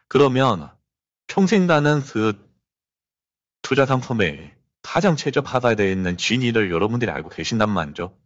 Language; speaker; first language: Korean; native; Korean